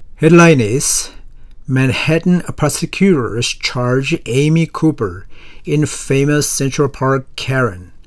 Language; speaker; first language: English; non-native, fluent; Korean